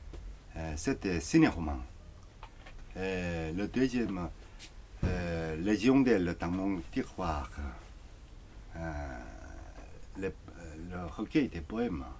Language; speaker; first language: French; non-native, learner; Korean